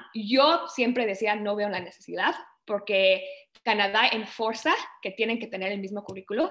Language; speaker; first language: Spanish; early bilingual, other home language; English